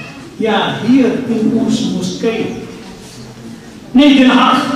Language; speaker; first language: Dutch; non-native, fluent; Urdu